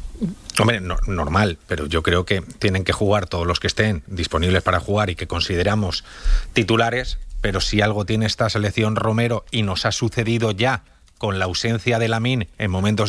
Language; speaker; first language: Spanish; native; Spanish